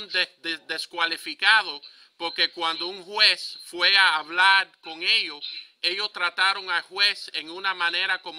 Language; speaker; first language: Spanish; early bilingual, heritage; Spanish